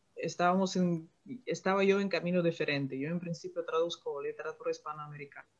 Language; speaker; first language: Spanish; non-native, fluent; Russian